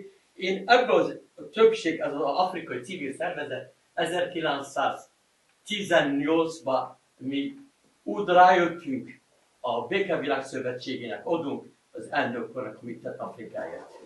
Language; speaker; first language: Hungarian; non-native, learner; Arabic